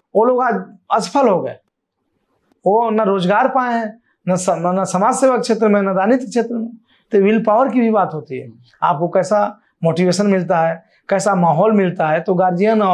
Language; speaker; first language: Hindi; native; Hindi